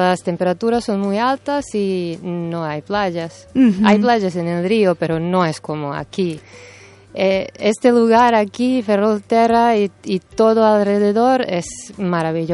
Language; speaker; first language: Spanish; non-native, fluent; Serbian